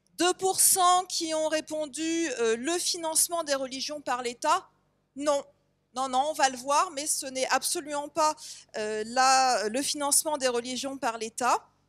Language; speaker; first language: French; native; French